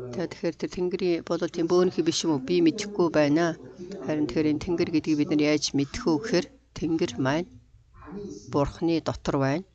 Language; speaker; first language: Mongolian; non-native, fluent; Korean